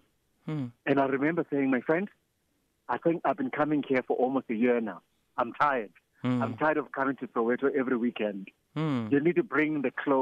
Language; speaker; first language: English; non-native, local second language; Xhosa